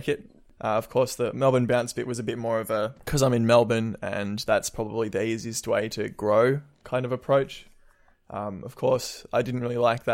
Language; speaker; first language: English; native; English